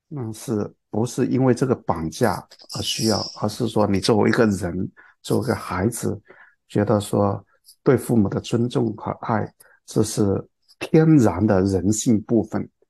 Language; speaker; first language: Chinese; non-native, local second language; Cantonese